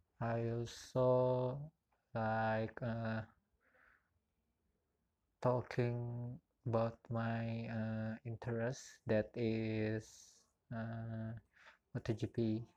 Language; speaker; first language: English; non-native, learner; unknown